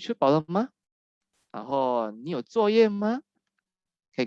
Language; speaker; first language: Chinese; non-native, fluent; Indonesian